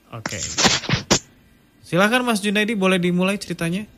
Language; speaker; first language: Indonesian; native; Indonesian